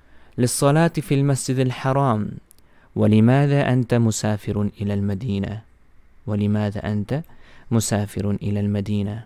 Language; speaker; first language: Arabic; non-native, fluent; Urdu